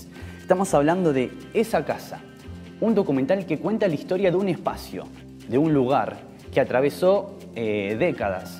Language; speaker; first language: Spanish; native; Spanish